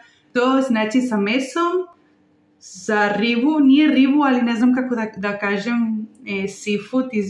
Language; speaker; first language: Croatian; non-native, learner; Spanish